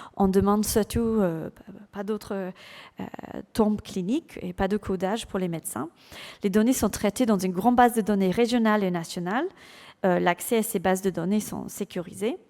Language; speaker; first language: French; non-native, fluent; English